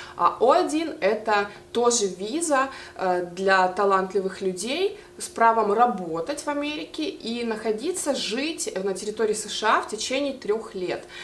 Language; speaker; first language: Russian; native; Russian